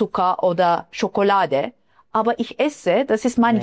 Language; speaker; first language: German; non-native, fluent; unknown